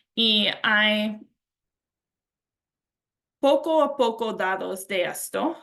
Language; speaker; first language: Spanish; non-native, learner; English